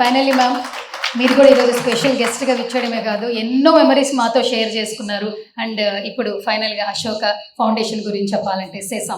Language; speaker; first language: Telugu; native; Telugu